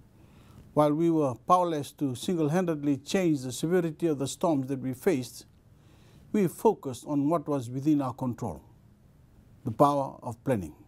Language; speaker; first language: English; non-native, local second language; Fijian